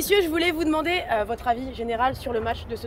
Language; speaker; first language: French; native; French